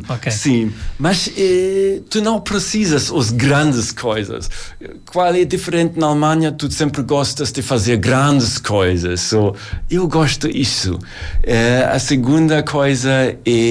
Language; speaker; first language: Portuguese; non-native, learner; German